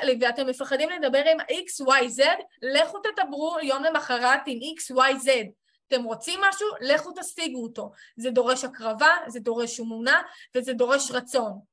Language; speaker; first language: Hebrew; native; Hebrew